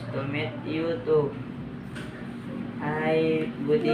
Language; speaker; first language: English; non-native, learner; Indonesian